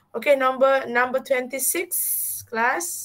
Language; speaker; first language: English; non-native, fluent; Malay